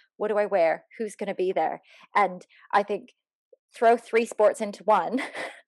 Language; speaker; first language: English; native; English